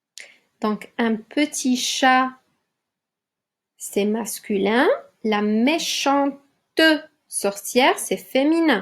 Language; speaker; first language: French; non-native, local second language; Arabic